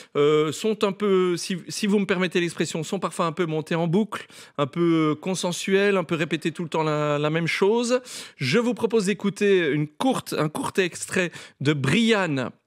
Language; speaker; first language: French; native; French